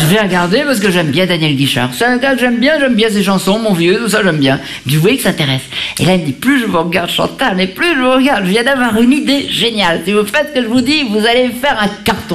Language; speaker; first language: French; native; French